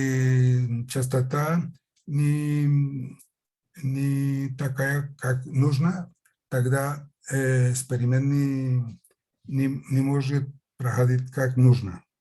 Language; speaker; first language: Russian; non-native, fluent; Spanish